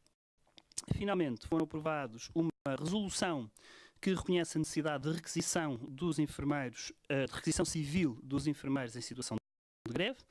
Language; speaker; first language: Portuguese; native; Portuguese